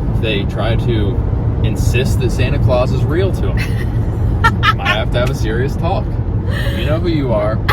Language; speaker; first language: English; native; English